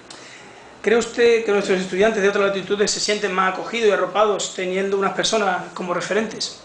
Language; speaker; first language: Spanish; native; Spanish